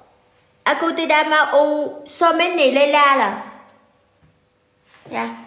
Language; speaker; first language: Indonesian; non-native, learner; Vietnamese